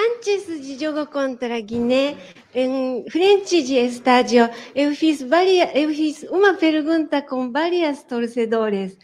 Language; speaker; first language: Portuguese; non-native, learner; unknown